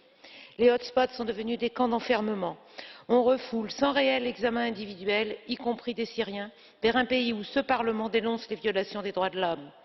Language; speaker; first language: French; native; French